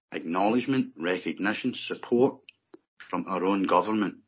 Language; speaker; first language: English; native; English